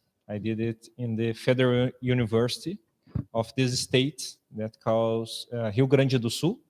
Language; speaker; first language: English; non-native, fluent; Portuguese